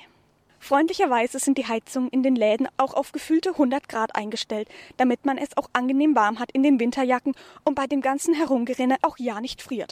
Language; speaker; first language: German; native; German